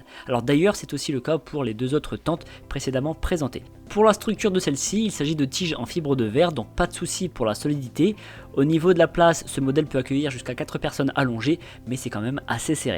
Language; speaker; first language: French; native; French